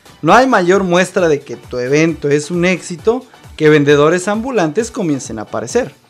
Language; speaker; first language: Spanish; native; Spanish